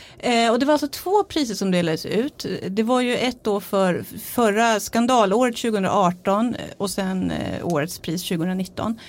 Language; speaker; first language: Swedish; native; Swedish